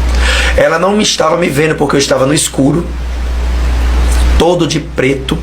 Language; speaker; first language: Portuguese; native; Portuguese